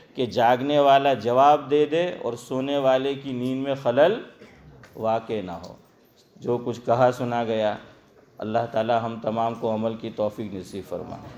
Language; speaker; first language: Hindi; non-native, local second language; Gujarati